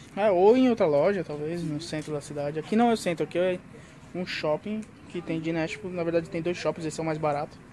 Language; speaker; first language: Portuguese; native; Portuguese